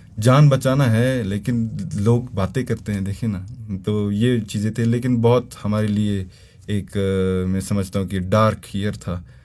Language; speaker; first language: Urdu; non-native, local second language; Brahui